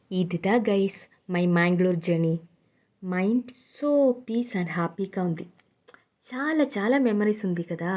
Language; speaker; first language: Telugu; non-native, learner; Malayalam